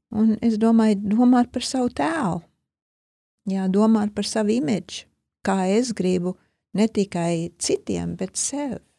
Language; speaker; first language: Latvian; early bilingual, heritage; Latvian